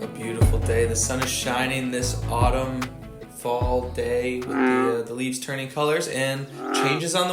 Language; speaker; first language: English; native; English